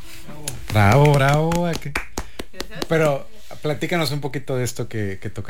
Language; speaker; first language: Spanish; native; Spanish